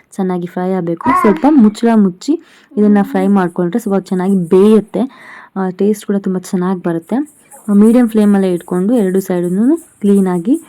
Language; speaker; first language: Kannada; non-native, local second language; Konkani